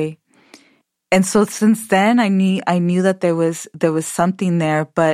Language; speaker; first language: English; early bilingual, other home language; Spanish